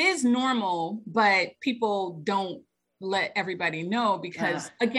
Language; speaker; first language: English; native; English